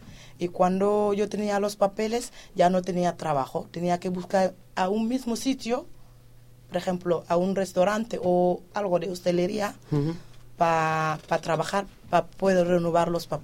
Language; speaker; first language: Spanish; non-native, fluent; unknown